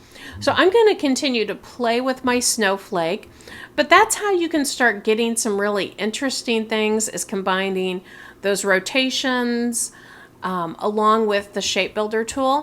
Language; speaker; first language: English; native; English